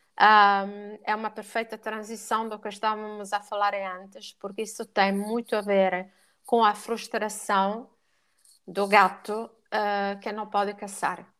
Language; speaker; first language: Portuguese; non-native, fluent; Italian